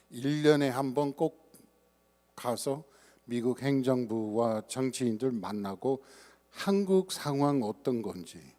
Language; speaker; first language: Korean; non-native, fluent; English